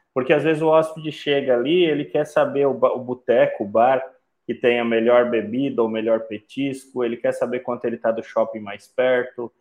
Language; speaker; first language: Portuguese; native; Portuguese